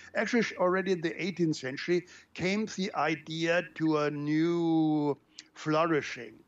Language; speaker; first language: English; non-native, fluent; German